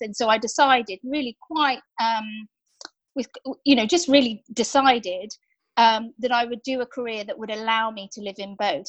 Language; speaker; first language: English; native; English